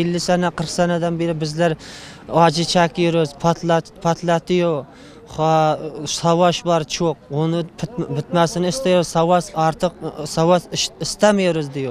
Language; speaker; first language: Turkish; non-native, learner; Uzbek